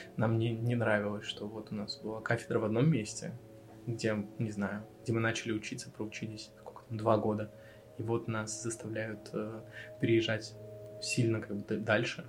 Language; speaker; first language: Russian; native; Russian